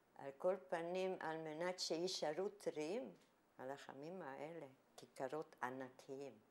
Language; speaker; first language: Hebrew; non-native, fluent; German